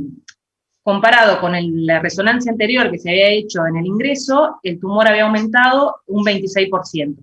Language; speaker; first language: Spanish; native; Spanish